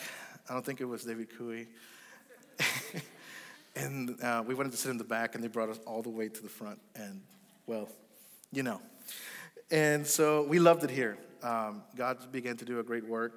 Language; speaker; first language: English; early bilingual, other home language; Spanish